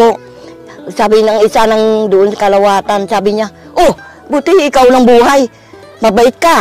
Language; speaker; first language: Filipino; non-native, learner; Vietnamese